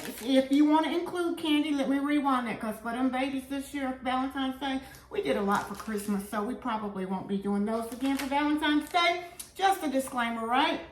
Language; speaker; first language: English; native; English